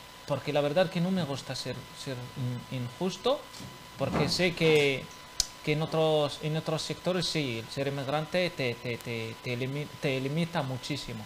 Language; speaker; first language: Spanish; non-native, fluent; Arabic